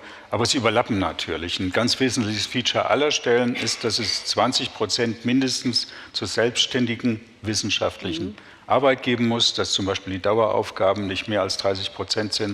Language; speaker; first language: German; native; German